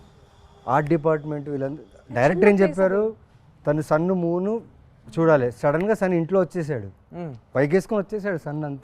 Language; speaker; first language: Telugu; native; Telugu